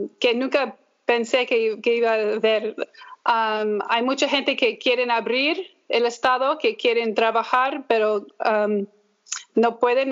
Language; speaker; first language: Spanish; early bilingual, heritage; English